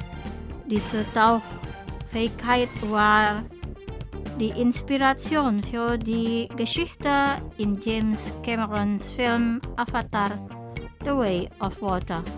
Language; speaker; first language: German; non-native, fluent; Indonesian